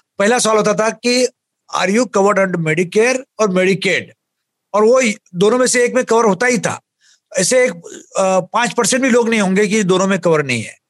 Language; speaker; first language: Hindi; native; Hindi